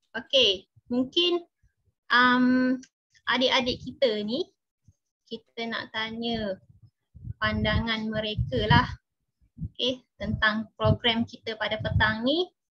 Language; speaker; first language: Malay; native; Malay